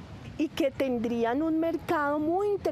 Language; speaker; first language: Spanish; native; Spanish